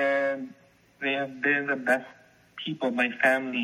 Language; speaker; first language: English; non-native, local second language; Filipino